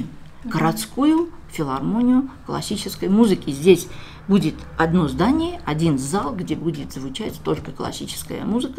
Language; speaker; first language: Russian; non-native, local second language; Armenian